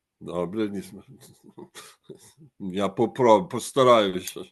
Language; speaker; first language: Ukrainian; early bilingual, heritage; Ukrainian